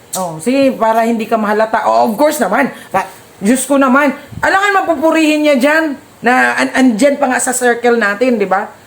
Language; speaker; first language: Filipino; non-native, local second language; Cebuano